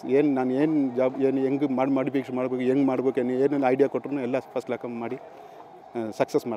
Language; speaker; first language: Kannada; non-native, fluent; Hindi